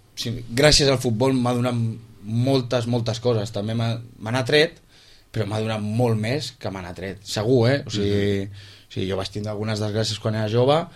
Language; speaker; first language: Catalan; native; Catalan